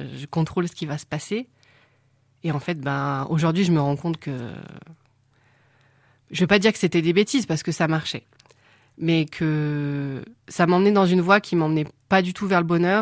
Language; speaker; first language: French; native; French